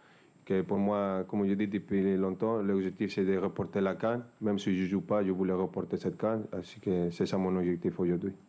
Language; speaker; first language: French; non-native, fluent; Spanish